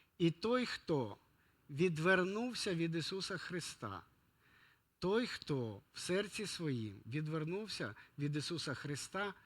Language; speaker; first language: Ukrainian; non-native, local second language; Russian